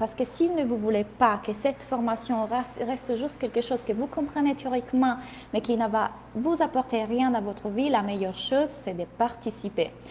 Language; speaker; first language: French; non-native, fluent; Italian